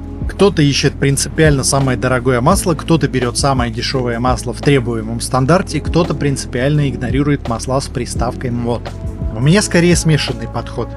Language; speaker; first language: Russian; native; Russian